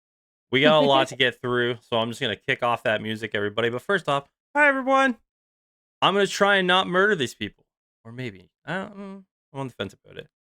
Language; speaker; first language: English; native; English